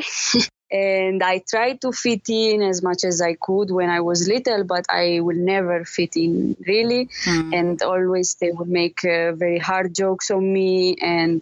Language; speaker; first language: English; non-native, learner; Italian